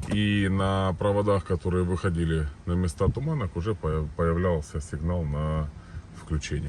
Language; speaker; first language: Russian; native; Russian